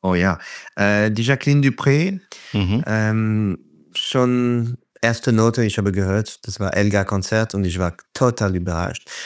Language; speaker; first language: German; non-native, fluent; French